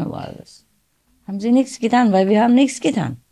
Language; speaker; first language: German; non-native, learner; Vietnamese